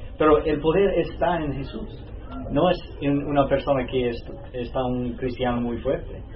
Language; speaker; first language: Spanish; non-native, learner; English